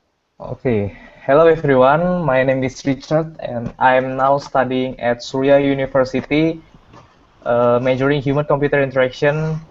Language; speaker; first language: English; non-native, fluent; Indonesian